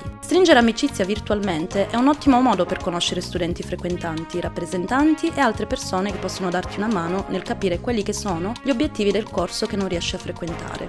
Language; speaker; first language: Italian; native; Italian